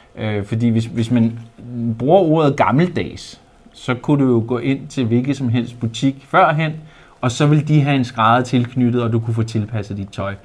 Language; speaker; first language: Danish; native; Danish